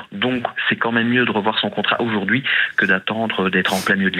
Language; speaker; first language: French; native; French